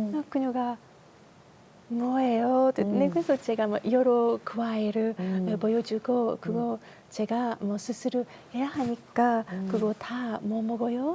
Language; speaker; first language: Korean; non-native, learner; Japanese